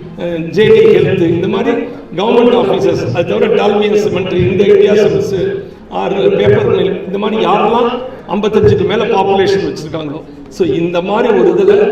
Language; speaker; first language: Tamil; native; Tamil